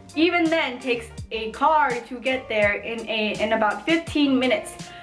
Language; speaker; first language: English; native; English